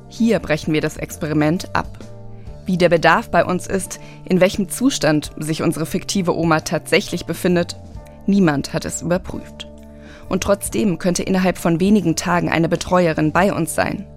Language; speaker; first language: German; native; German